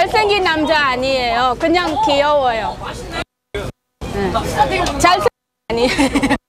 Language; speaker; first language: Korean; non-native, learner; Filipino